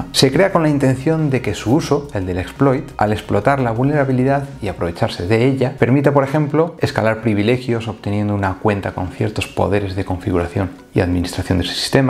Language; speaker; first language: Spanish; native; Spanish